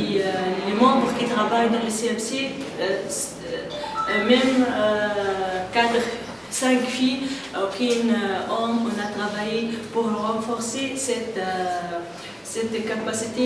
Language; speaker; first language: French; non-native, local second language; Arabic